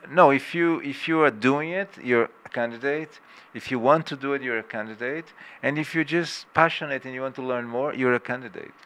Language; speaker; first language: English; non-native, fluent; Portuguese